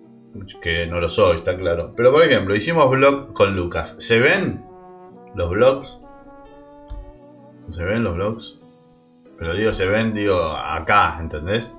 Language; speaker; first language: Spanish; native; Spanish